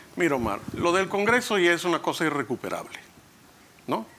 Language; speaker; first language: Spanish; native; Spanish